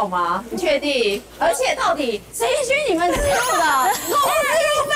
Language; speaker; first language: Chinese; native; Chinese